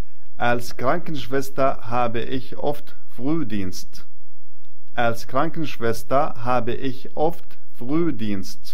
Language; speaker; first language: German; non-native, fluent; Arabic